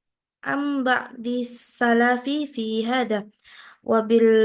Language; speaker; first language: Arabic; non-native, learner; Indonesian